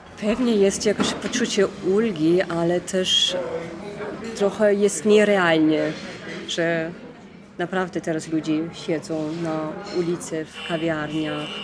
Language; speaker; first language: Polish; non-native, fluent; German